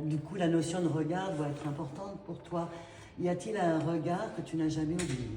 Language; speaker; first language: French; native; French